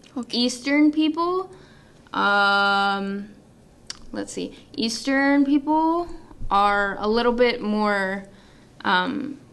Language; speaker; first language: English; native; English